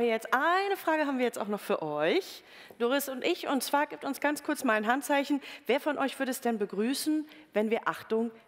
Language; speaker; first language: German; native; German